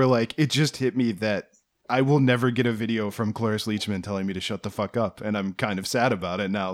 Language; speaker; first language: English; native; English